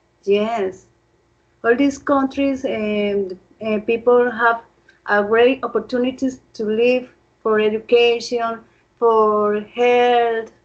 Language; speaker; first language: English; non-native, fluent; Spanish